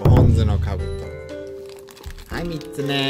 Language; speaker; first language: Japanese; native; Japanese